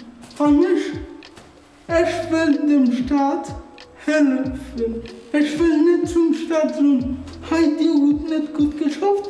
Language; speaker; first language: German; non-native, local second language; Luxembourgish